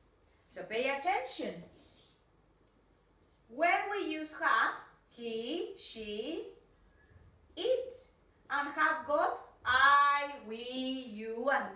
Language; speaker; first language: English; non-native, fluent; Spanish